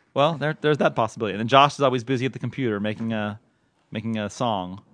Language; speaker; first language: English; non-native, fluent; Swedish